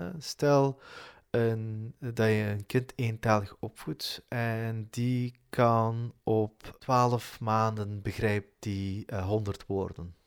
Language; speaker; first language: Dutch; early bilingual, other home language; Turkish